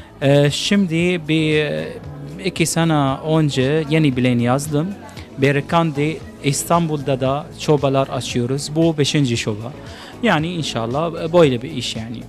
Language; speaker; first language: Turkish; non-native, learner; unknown